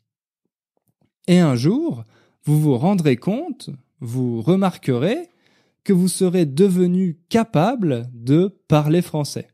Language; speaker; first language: French; native; French